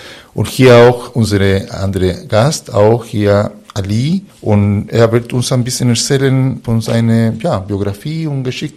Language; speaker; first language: German; non-native, fluent; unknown